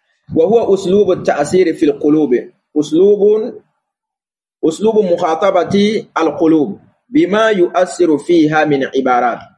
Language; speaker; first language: Arabic; non-native, fluent; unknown